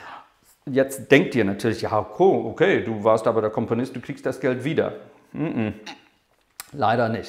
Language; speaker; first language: German; non-native, fluent; English